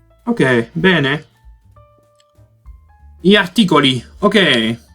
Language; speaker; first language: Italian; non-native, learner; Portuguese